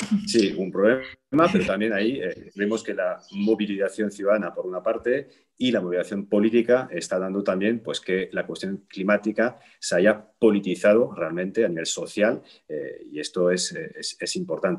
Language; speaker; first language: Spanish; native; Spanish